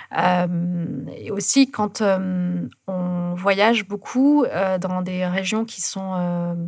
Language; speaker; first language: French; native; French